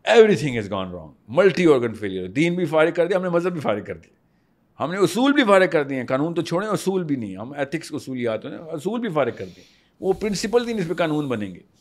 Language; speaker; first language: Urdu; native; Urdu